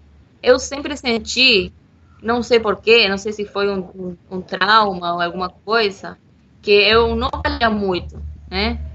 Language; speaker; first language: Portuguese; non-native, fluent; Spanish